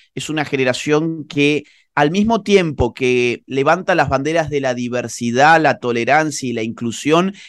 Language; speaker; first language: Spanish; native; Spanish